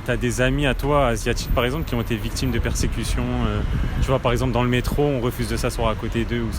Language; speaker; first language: French; native; French